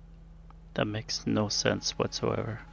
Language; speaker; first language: English; native; English